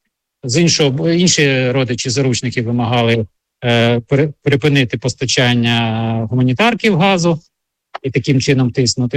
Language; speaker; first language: Ukrainian; native; Ukrainian